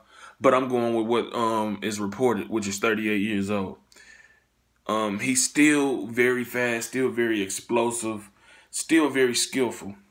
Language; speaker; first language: English; native; English